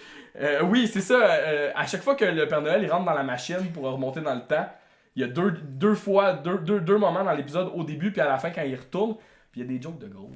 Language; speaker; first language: French; native; French